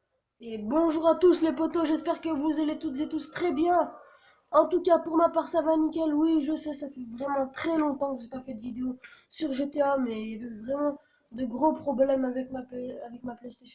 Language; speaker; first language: French; native; French